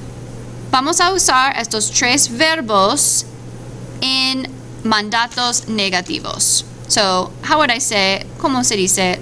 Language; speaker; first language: Spanish; non-native, fluent; English